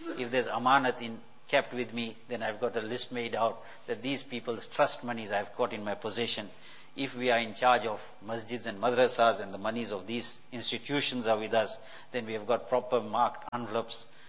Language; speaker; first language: English; native; English